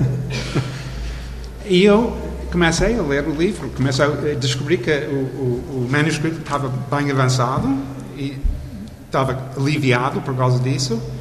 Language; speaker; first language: Portuguese; non-native, fluent; English